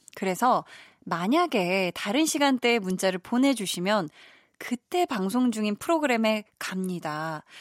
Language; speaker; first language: Korean; native; Korean